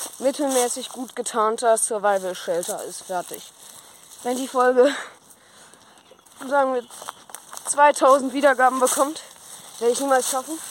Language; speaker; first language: German; native; German